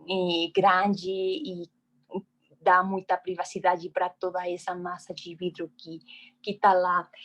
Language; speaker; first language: Portuguese; non-native, fluent; Spanish